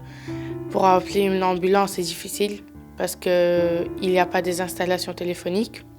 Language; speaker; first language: French; non-native, learner; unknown